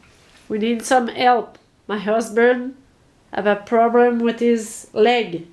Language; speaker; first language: English; non-native, learner; French